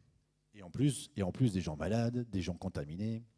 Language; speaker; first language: French; native; French